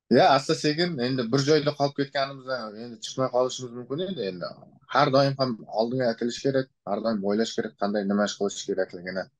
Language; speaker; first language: Uzbek; non-native, local second language; Kazakh